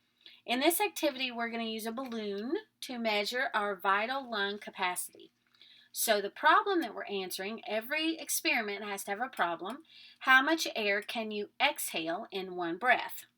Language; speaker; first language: English; native; English